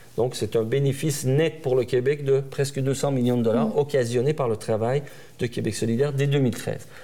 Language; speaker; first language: French; early bilingual, other home language; Persian